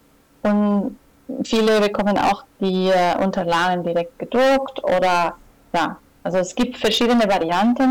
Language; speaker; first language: German; non-native, fluent; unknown